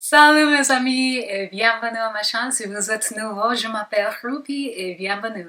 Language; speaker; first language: French; non-native, learner; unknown